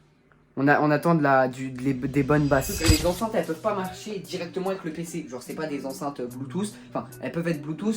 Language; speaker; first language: French; native; French